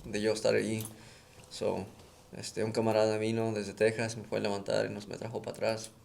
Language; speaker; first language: Spanish; early bilingual, other home language; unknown